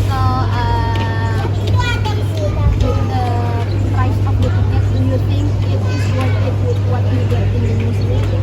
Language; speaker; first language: English; non-native, learner; Indonesian